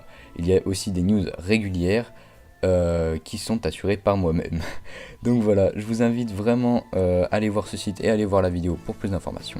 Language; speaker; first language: French; native; French